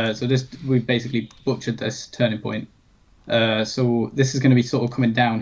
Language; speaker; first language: English; native; English